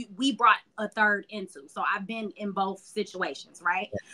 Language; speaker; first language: English; native; English